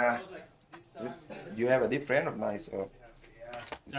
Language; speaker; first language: English; non-native, learner; Thai